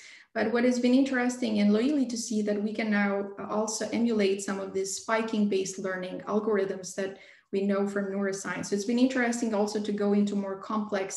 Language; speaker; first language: English; non-native, fluent; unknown